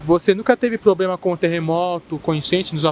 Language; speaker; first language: Portuguese; native; Portuguese